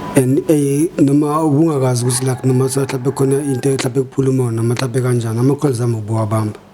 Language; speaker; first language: Zulu; native; Zulu